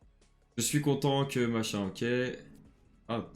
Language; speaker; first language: French; native; French